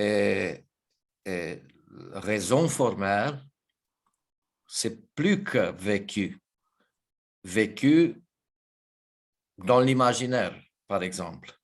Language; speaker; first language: French; non-native, fluent; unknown